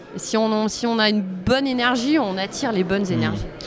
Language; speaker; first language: French; native; French